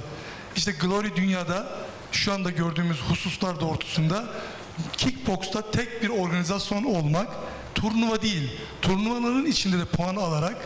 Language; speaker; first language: Turkish; native; Turkish